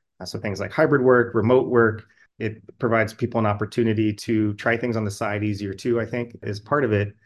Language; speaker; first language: English; native; English